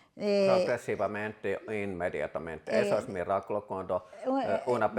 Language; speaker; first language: Spanish; non-native, fluent; Finnish